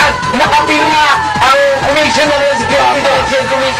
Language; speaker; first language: Filipino; native; Filipino